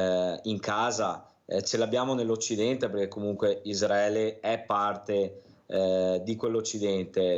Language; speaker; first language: Italian; native; Italian